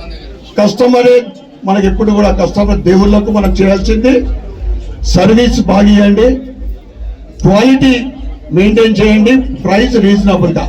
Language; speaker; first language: Telugu; native; Telugu